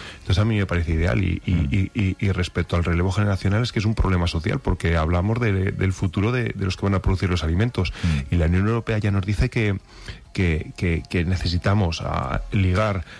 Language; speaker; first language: Spanish; native; Spanish